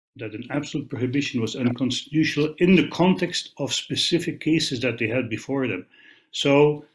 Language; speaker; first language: English; non-native, fluent; Dutch